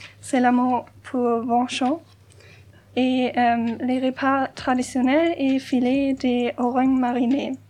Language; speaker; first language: French; non-native, learner; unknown